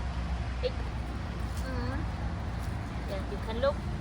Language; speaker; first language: English; non-native, learner; Khmer